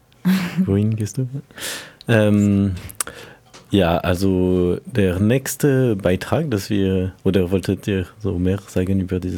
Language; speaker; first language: German; non-native, fluent; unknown